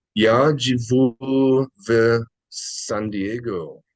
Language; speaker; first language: Russian; non-native, learner; English